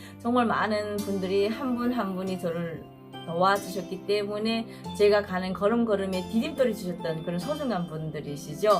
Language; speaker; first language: Korean; native; Korean